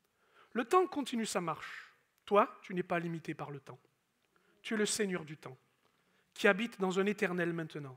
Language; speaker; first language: French; native; French